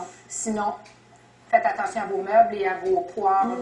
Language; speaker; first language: French; native; French